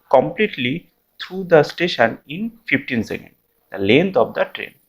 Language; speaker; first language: English; non-native, local second language; Bangla